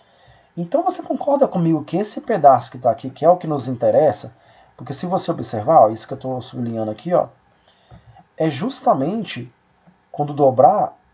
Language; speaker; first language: Portuguese; native; Portuguese